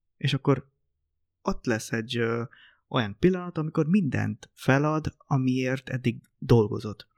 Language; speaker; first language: Hungarian; non-native, fluent; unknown